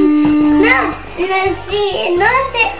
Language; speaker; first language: Spanish; native; Spanish